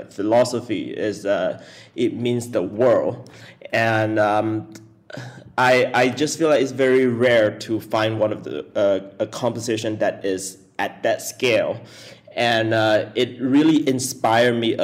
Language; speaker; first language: English; non-native, local second language; Chinese